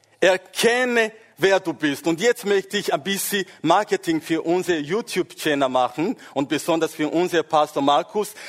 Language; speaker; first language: German; non-native, fluent; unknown